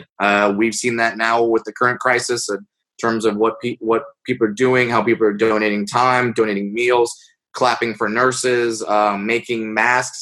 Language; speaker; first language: English; native; English